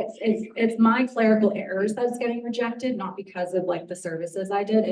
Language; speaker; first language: English; native; English